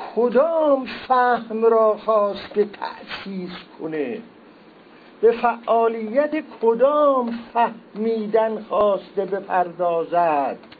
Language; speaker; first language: Persian; non-native, local second language; Azerbaijani